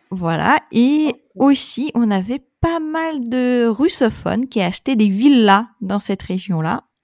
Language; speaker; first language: French; non-native, fluent; Russian